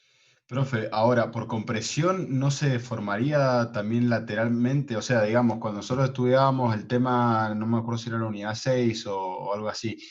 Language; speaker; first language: Spanish; native; Spanish